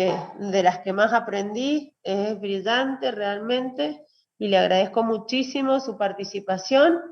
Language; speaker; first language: Spanish; native; Spanish